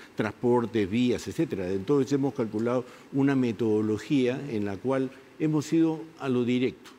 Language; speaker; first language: Spanish; native; Spanish